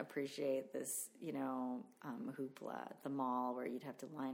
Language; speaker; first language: English; non-native, fluent; Filipino